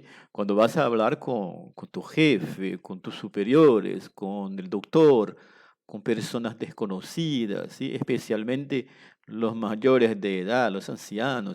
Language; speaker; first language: Spanish; non-native, fluent; Portuguese